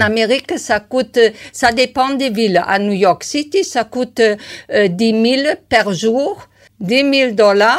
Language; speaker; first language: French; non-native, learner; German